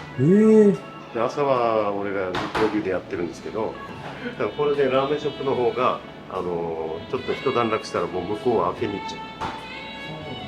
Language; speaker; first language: Japanese; native; Japanese